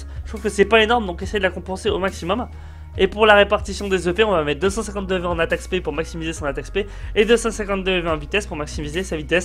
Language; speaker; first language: French; native; French